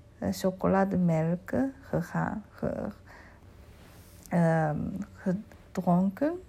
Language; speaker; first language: Dutch; non-native, learner; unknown